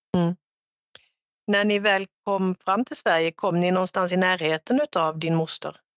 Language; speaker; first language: Swedish; native; Swedish